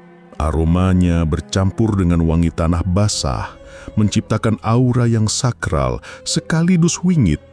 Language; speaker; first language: Indonesian; native; Indonesian